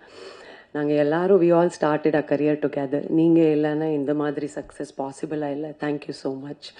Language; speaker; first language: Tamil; non-native, fluent; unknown